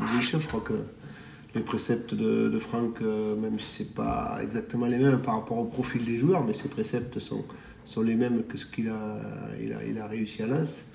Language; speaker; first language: French; native; French